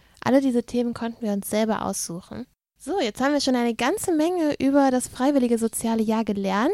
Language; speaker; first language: German; native; German